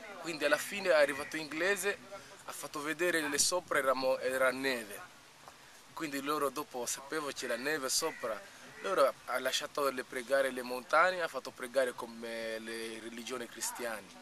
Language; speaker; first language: Italian; non-native, learner; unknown